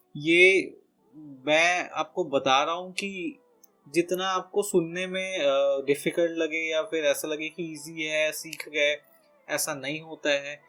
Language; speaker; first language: Hindi; native; Hindi